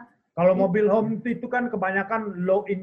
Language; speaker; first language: Indonesian; native; Indonesian